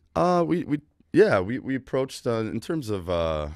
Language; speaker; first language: English; native; English